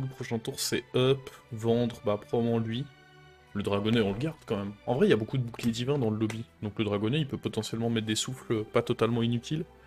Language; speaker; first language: French; native; French